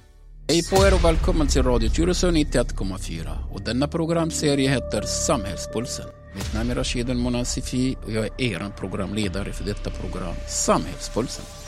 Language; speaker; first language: Swedish; non-native, fluent; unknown